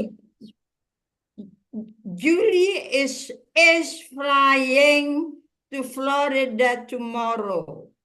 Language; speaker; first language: English; non-native, fluent; Indonesian